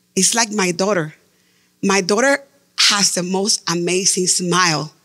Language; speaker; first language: English; non-native, fluent; Spanish